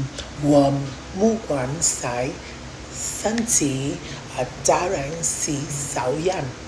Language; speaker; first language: Chinese; non-native, learner; Vietnamese